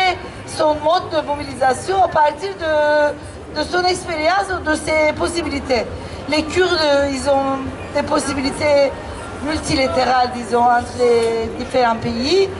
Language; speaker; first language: French; non-native, fluent; Turkish